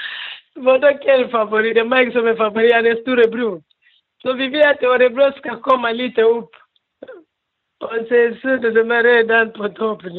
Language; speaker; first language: Swedish; non-native, learner; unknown